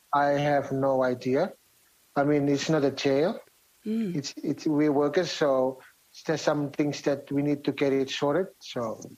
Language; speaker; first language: English; non-native, fluent; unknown